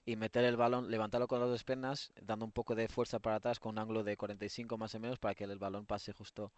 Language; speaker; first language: Spanish; non-native, fluent; Portuguese